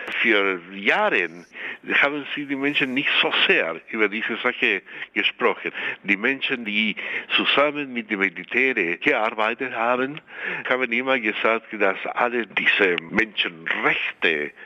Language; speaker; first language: German; non-native, fluent; Spanish